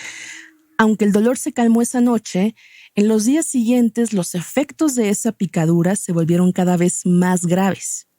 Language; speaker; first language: Spanish; native; Spanish